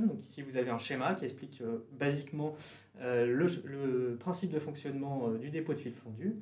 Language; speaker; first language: French; native; French